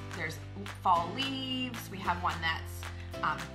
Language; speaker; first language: English; native; English